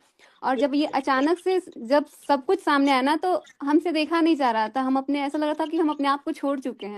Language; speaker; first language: Hindi; native; Hindi